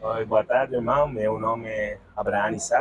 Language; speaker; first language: Portuguese; non-native, learner; Spanish